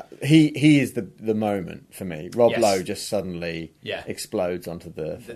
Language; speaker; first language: English; native; English